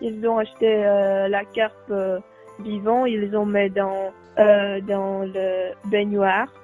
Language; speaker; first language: French; non-native, learner; Czech